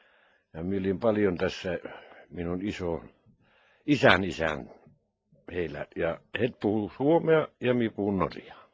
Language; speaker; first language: Finnish; non-native, local second language; Norwegian